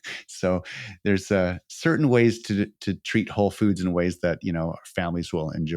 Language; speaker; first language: English; native; English